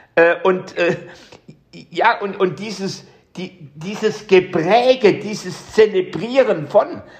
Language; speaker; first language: German; native; German